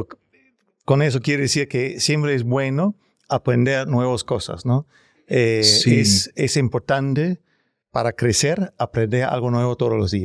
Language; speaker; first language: Spanish; non-native, learner; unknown